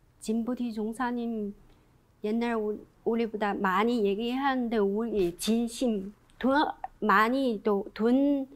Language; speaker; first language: Korean; non-native, learner; Chinese